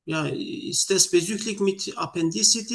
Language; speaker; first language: German; non-native, learner; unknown